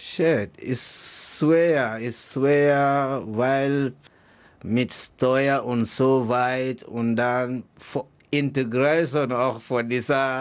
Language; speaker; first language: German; non-native, learner; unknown